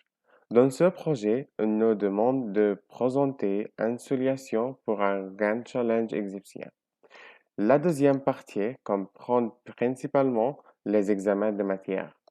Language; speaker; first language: French; non-native, learner; Arabic